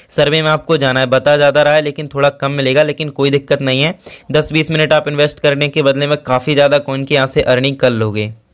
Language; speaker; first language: Hindi; native; Hindi